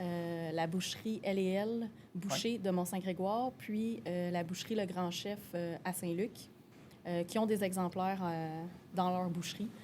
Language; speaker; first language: French; native; French